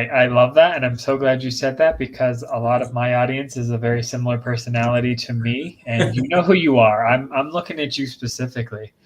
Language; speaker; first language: English; native; English